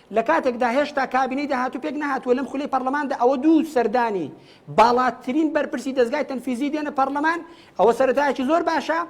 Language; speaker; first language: Central Kurdish; native; Central Kurdish